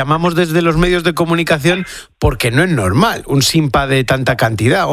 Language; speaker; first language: Spanish; native; Spanish